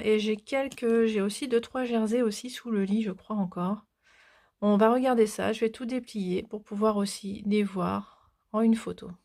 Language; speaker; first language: French; native; French